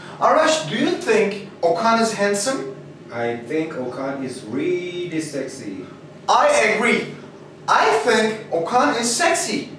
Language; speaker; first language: English; non-native, fluent; Turkish